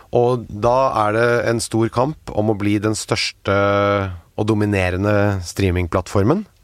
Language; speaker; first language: Norwegian; native; Norwegian